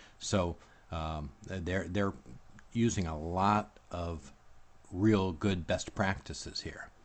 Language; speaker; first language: English; native; English